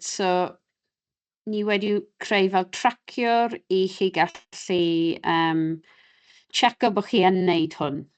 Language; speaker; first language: Welsh; non-native, local second language; English